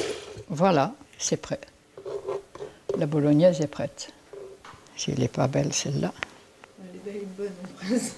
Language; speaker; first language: French; native; French